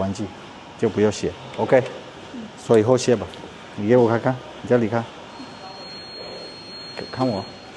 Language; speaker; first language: Chinese; non-native, learner; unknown